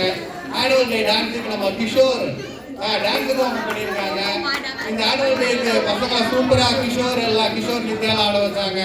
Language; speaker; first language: Tamil; native; Tamil